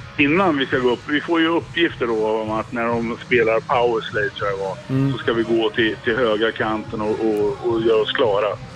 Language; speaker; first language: Swedish; native; Swedish